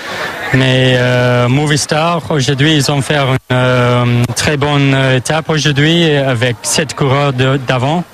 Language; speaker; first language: French; non-native, learner; English